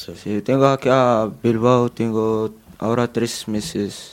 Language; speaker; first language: Spanish; non-native, learner; Arabic